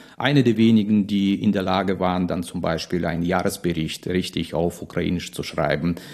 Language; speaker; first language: German; non-native, fluent; Russian